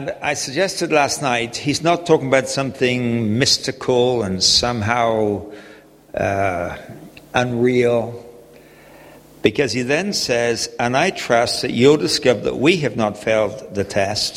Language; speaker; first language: English; native; English